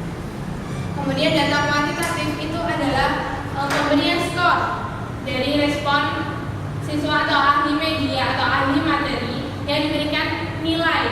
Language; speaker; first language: Indonesian; native; Indonesian